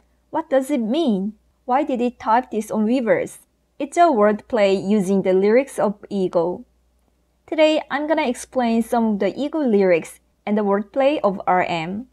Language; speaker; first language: English; non-native, fluent; Korean